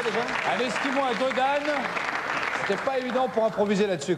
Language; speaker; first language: French; native; French